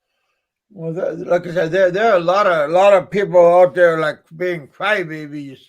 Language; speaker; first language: English; native; English